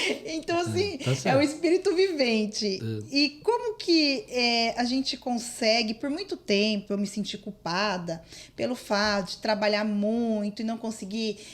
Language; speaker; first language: Portuguese; native; Portuguese